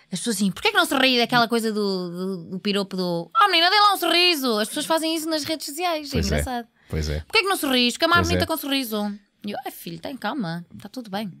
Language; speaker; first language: Portuguese; native; Portuguese